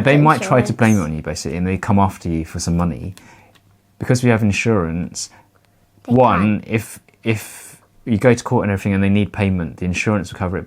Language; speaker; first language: English; native; English